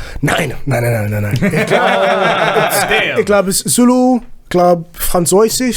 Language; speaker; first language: German; non-native, learner; Zulu